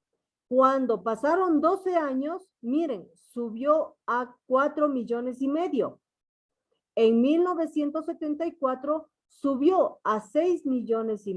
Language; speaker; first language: Spanish; native; Spanish